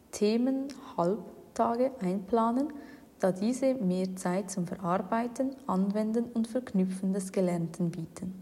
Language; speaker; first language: German; native; German